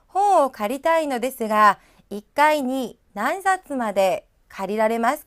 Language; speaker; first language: Japanese; non-native, fluent; Korean